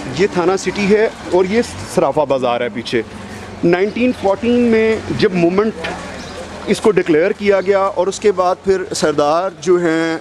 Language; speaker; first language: Urdu; non-native, local second language; Punjabi